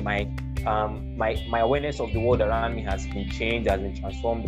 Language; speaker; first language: English; non-native, local second language; Igbo